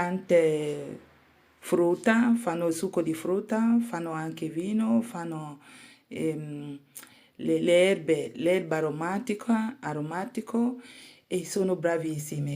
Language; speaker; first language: Italian; non-native, learner; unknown